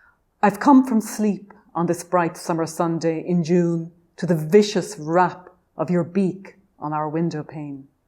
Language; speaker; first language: English; native; English